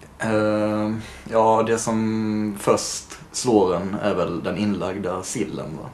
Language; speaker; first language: Swedish; native; Swedish